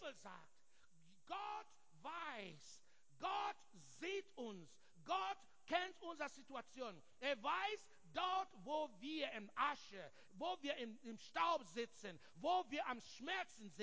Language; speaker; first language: German; non-native, learner; English